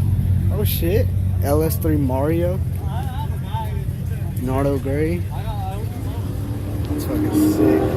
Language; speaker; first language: English; native; English